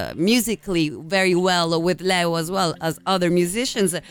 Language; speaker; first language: English; non-native, fluent; Italian